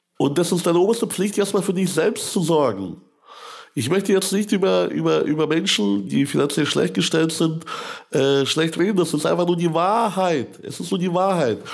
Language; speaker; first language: German; early bilingual, other home language; Russian